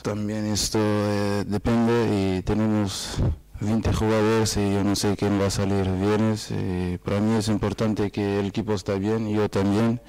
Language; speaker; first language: Spanish; non-native, fluent; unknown